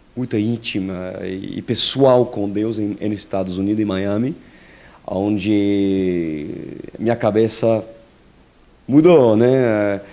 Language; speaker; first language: Portuguese; non-native, fluent; French